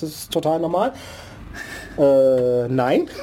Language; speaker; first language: German; native; German